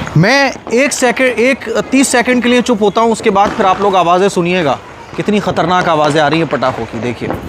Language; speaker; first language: Urdu; native; Urdu